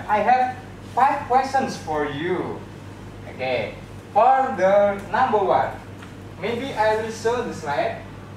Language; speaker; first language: English; non-native, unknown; Indonesian